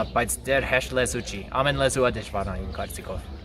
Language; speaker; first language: Armenian; non-native, learner; English